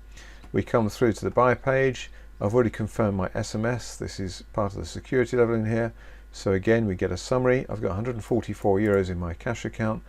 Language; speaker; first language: English; native; English